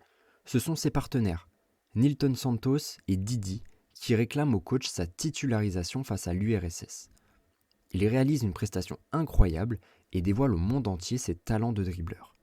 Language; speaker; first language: French; native; French